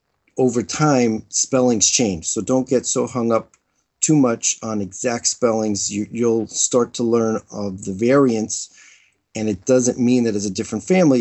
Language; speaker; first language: English; native; English